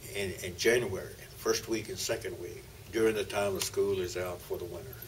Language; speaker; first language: English; early bilingual, other home language; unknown